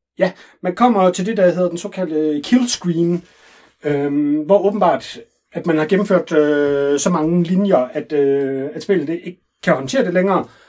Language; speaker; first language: Danish; native; Danish